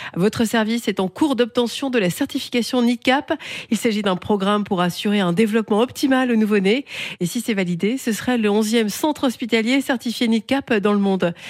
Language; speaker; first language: French; native; French